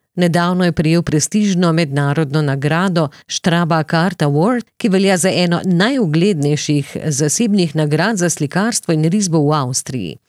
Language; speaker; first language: Slovenian; native; Slovenian